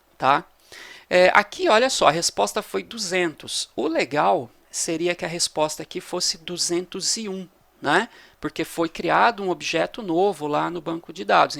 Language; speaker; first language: Portuguese; native; Portuguese